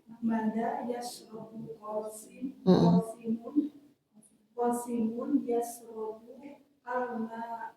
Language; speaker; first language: Arabic; non-native, learner; Indonesian